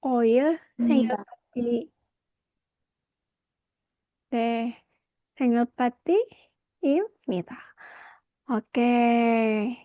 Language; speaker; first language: Korean; non-native, fluent; Indonesian